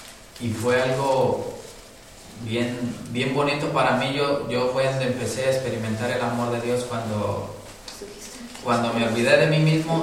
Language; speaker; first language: Spanish; native; Spanish